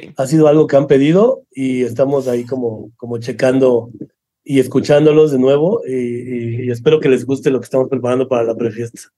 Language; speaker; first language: Spanish; native; Spanish